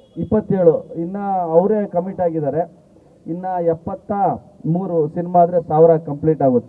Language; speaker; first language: Kannada; native; Kannada